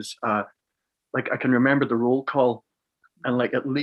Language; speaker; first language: English; native; English